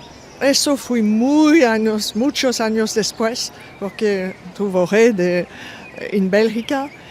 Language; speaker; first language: Spanish; non-native, fluent; French